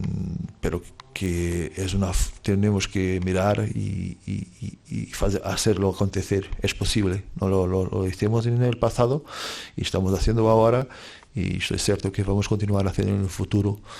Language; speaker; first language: Spanish; non-native, fluent; Portuguese